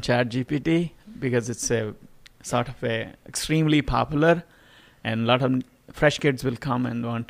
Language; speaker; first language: English; non-native, local second language; Punjabi